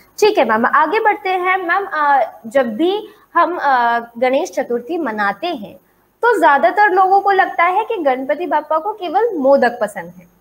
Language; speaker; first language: Hindi; native; Hindi